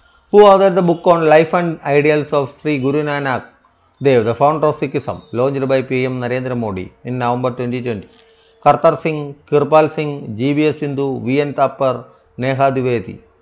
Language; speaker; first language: English; non-native, local second language; Malayalam